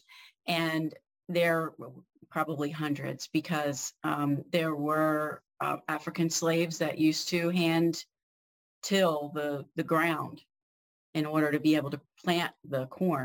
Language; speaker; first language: English; native; English